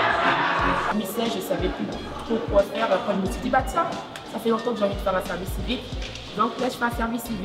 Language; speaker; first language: French; native; French